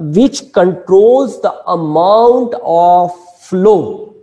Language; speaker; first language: English; non-native, local second language; Urdu